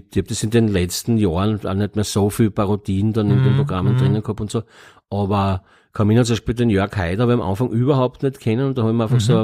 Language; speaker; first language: German; native; German